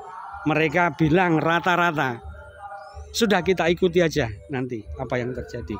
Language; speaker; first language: Indonesian; native; Indonesian